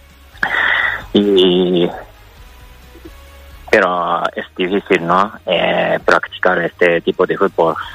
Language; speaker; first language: Spanish; non-native, fluent; Japanese